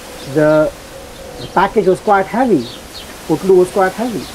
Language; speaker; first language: English; early bilingual, heritage; Gujarati